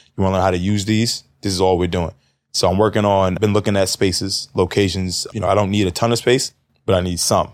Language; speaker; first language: English; native; English